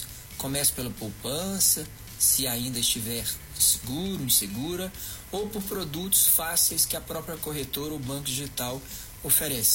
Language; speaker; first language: Portuguese; native; Portuguese